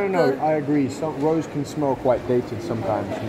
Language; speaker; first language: English; native; English